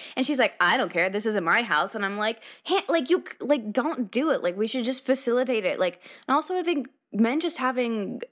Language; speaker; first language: English; native; English